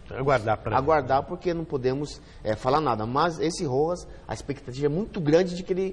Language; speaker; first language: Portuguese; native; Portuguese